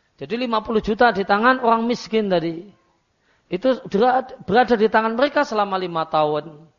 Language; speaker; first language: Indonesian; non-native, local second language; Javanese